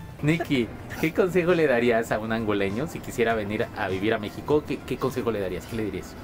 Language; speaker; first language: Spanish; native; Spanish